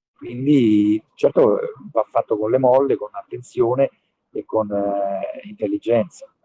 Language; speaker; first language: Italian; native; Italian